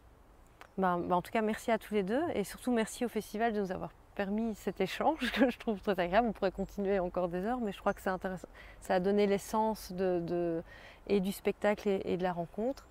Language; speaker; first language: French; native; French